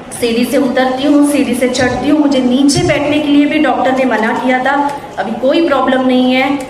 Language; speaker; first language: Hindi; non-native, local second language; Kannada